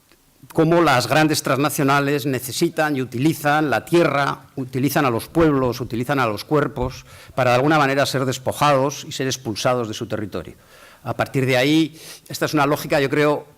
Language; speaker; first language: Spanish; native; Spanish